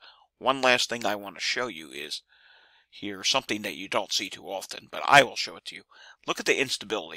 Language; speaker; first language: English; native; English